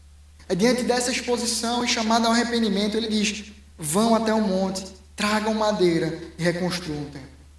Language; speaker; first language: Portuguese; native; Portuguese